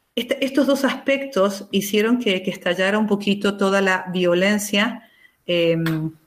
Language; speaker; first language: Spanish; native; Spanish